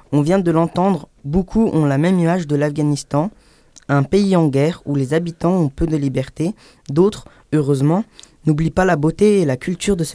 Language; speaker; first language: French; native; French